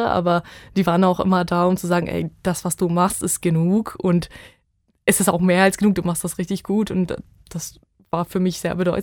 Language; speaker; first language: German; non-native, fluent; Bosnian